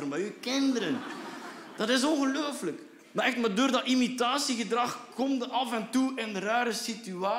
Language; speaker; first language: Dutch; native; Dutch